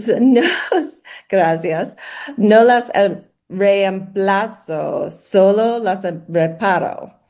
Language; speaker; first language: Spanish; non-native, learner; English